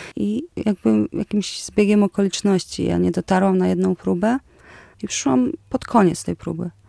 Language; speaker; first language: Polish; native; Polish